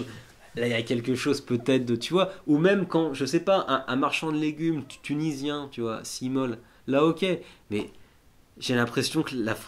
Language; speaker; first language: French; native; French